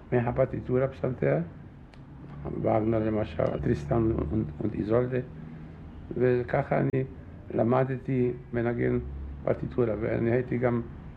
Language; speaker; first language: Hebrew; non-native, fluent; Czech